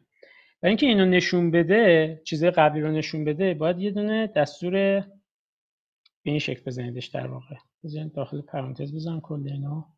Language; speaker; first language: Persian; native; Persian